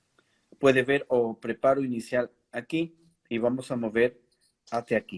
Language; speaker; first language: Portuguese; non-native, fluent; Spanish